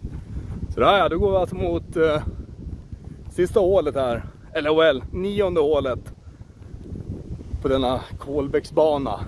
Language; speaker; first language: Swedish; native; Swedish